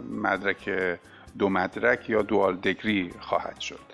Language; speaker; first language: Persian; native; Persian